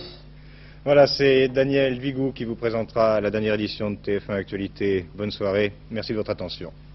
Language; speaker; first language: French; native; French